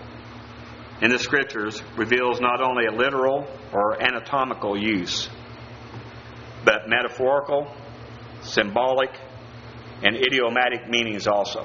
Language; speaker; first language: English; native; English